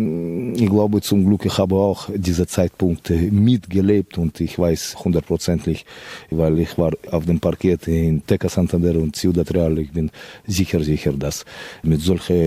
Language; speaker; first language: German; non-native, fluent; Russian